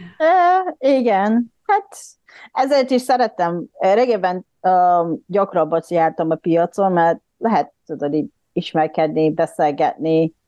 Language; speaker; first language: Hungarian; non-native, fluent; Japanese